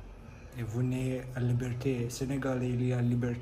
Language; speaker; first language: French; non-native, learner; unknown